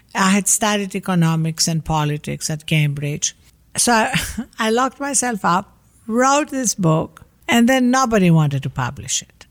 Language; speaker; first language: English; non-native, fluent; Greek